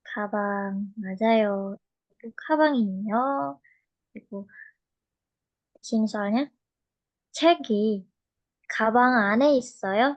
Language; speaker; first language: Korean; non-native, fluent; Indonesian